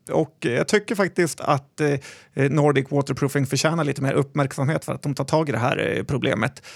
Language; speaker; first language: Swedish; native; Swedish